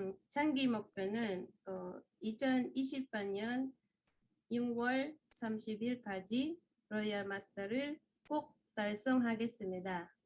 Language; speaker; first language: Korean; non-native, fluent; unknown